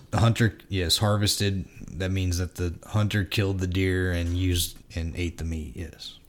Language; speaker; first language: English; native; English